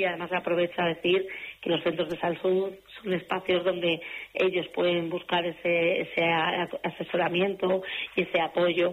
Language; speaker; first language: Spanish; native; Spanish